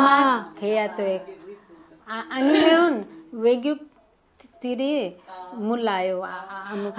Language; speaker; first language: Korean; non-native, learner; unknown